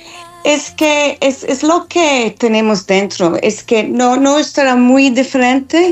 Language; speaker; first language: Spanish; non-native, fluent; English